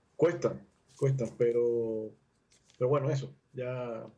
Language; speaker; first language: Spanish; native; Spanish